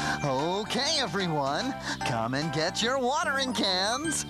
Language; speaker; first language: English; native; English